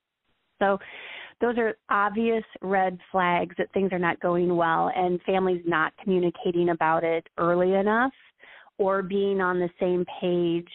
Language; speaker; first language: English; native; English